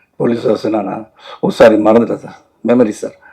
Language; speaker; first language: Tamil; native; Tamil